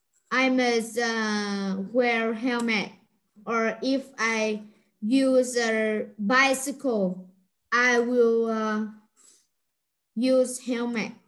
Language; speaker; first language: English; non-native, learner; Vietnamese